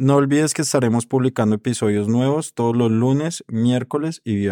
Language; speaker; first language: Spanish; native; Spanish